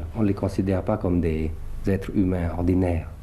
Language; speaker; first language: French; early bilingual, other home language; Thai